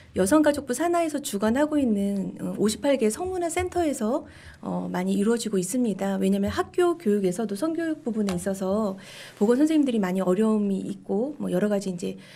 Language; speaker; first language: Korean; native; Korean